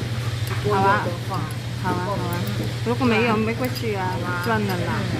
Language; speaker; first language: Chinese; non-native, learner; Filipino